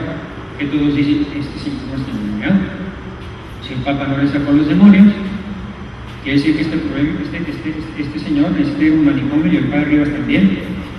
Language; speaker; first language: Spanish; native; Spanish